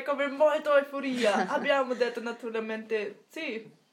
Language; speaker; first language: Italian; non-native, learner; German